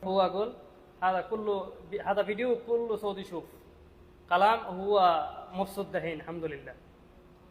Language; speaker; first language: Arabic; non-native, learner; Bangla